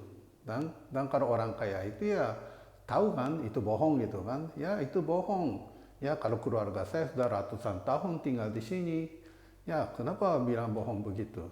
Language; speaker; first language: Indonesian; non-native, fluent; Japanese